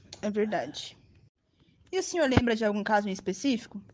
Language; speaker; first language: Portuguese; native; Portuguese